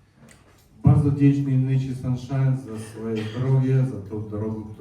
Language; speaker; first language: Polish; non-native, learner; Russian